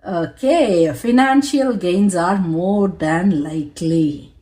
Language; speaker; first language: English; non-native, local second language; Tamil